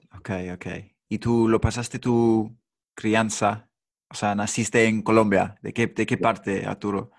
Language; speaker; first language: Spanish; non-native, fluent; English